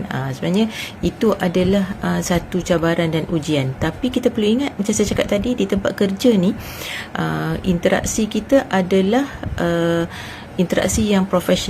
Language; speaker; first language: Malay; native; Malay